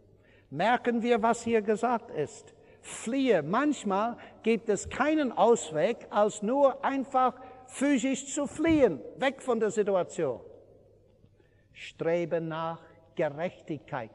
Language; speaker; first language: German; non-native, fluent; English